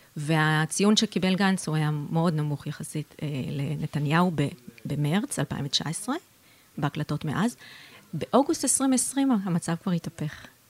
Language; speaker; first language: Hebrew; native; Hebrew